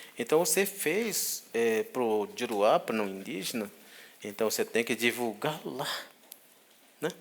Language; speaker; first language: Portuguese; non-native, local second language; Guarani